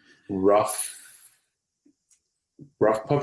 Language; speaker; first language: English; native; English